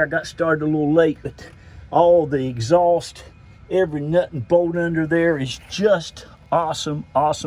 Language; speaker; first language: English; native; English